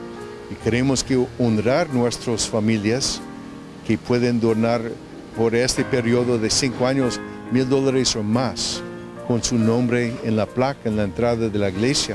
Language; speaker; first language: Spanish; non-native, fluent; English